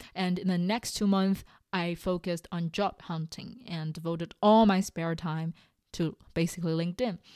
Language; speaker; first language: English; non-native, fluent; Chinese